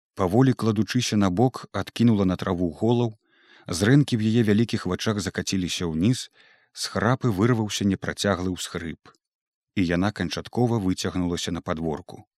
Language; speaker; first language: Belarusian; native; Belarusian